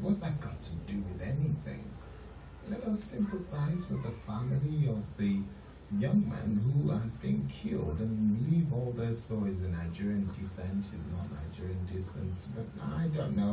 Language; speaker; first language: English; non-native, local second language; Yoruba